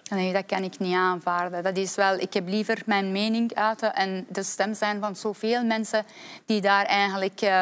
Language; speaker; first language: Dutch; non-native, fluent; Persian